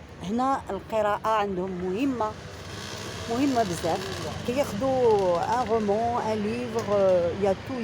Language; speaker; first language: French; non-native, local second language; Arabic